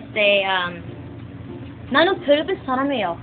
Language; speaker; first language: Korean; non-native, learner; Filipino